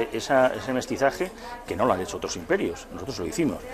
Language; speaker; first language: Spanish; native; Spanish